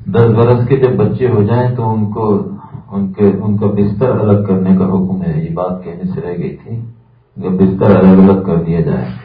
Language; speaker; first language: Urdu; native; Urdu